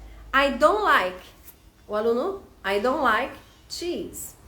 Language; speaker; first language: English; non-native, fluent; Portuguese